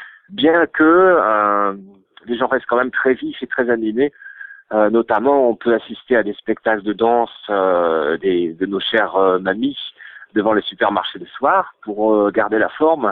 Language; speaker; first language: French; native; French